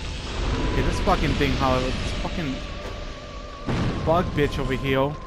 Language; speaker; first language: English; native; English